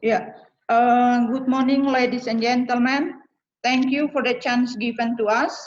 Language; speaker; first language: English; non-native, fluent; Indonesian